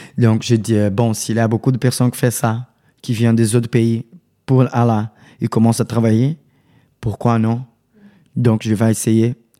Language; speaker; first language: French; non-native, learner; Portuguese